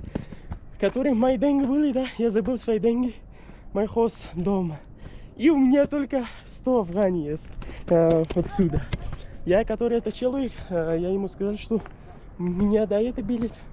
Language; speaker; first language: Russian; non-native, learner; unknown